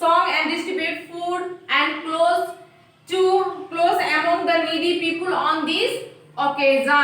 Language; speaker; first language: English; non-native, local second language; Nepali